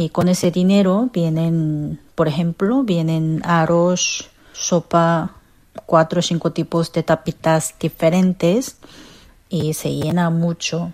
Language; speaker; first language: Spanish; non-native, fluent; Korean